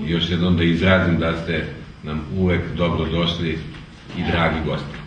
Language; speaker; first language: Bosnian; native; Bosnian